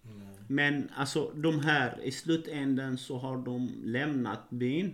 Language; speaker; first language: Swedish; non-native, fluent; Arabic